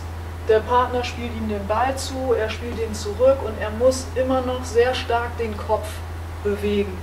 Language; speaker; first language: German; native; German